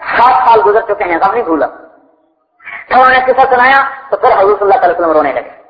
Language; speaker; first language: Urdu; non-native, local second language; Punjabi